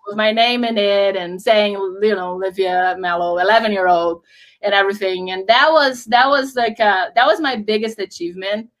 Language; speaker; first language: English; non-native, fluent; Portuguese